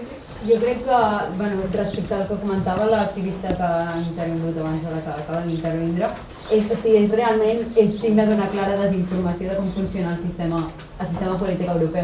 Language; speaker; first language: Catalan; native; Catalan